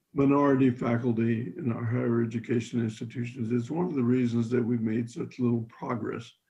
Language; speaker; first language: English; native; English